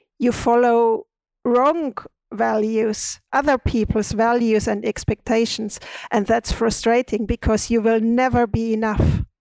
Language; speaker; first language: English; non-native, fluent; German